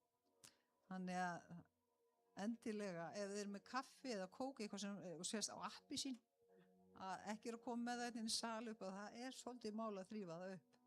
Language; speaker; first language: Icelandic; native; Icelandic